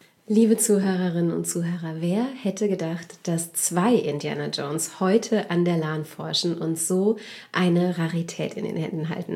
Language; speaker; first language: German; native; German